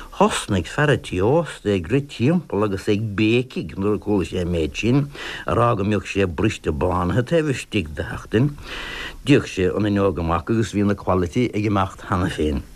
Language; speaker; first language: Irish; non-native, local second language; English